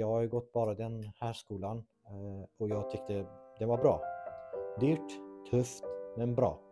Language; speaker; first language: Swedish; non-native, fluent; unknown